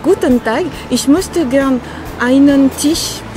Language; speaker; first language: German; non-native, learner; French